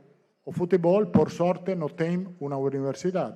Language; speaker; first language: Portuguese; non-native, learner; Italian